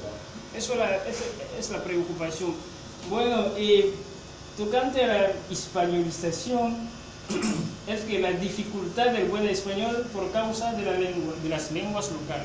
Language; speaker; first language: Spanish; non-native, fluent; French